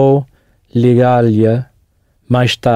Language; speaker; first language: Portuguese; non-native, learner; English